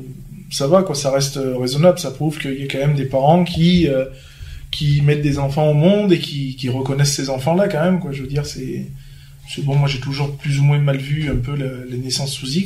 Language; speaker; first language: French; native; French